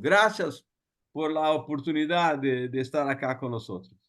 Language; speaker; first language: Spanish; non-native, learner; Portuguese